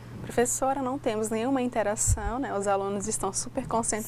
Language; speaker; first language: Portuguese; native; Portuguese